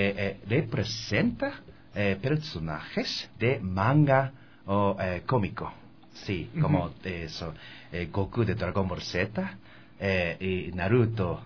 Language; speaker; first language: Spanish; non-native, learner; Japanese